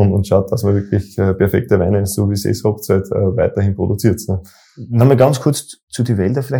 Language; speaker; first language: German; native; German